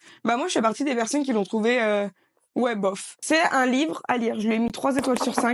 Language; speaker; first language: French; native; French